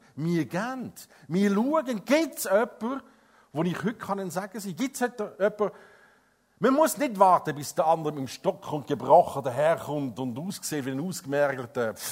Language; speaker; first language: German; non-native, fluent; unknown